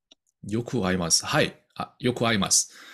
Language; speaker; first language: Japanese; non-native, learner; Korean